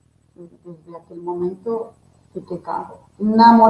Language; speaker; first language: Portuguese; non-native, learner; Spanish